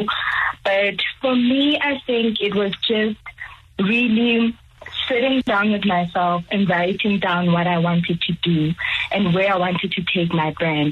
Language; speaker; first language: English; non-native, local second language; Tswana